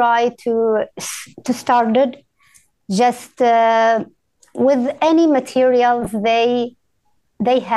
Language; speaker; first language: English; non-native, fluent; Arabic